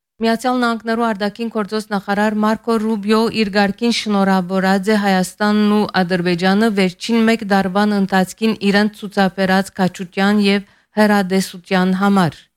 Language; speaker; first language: Armenian; early bilingual, heritage; Armenian